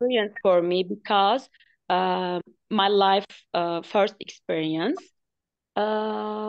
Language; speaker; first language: English; non-native, learner; Turkish